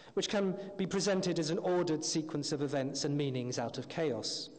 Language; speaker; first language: English; native; English